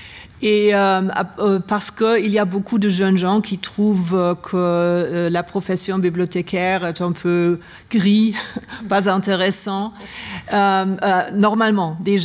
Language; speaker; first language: French; non-native, learner; German